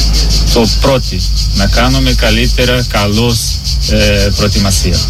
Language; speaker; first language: Greek; non-native, learner; Portuguese